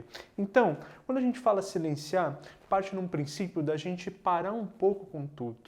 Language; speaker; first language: Portuguese; native; Portuguese